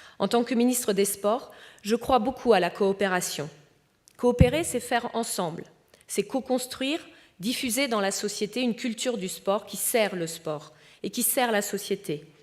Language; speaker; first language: French; early bilingual, other home language; Romanian